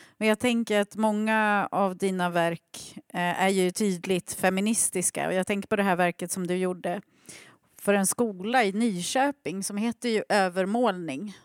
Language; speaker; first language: Swedish; native; Swedish